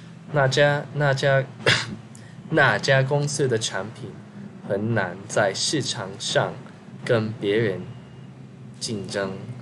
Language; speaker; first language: Chinese; non-native, learner; English